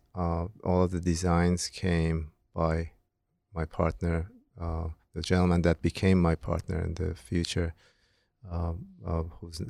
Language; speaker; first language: English; non-native, fluent; Persian